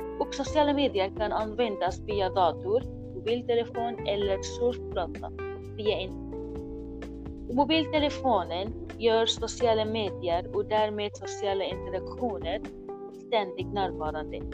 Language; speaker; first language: Swedish; non-native, learner; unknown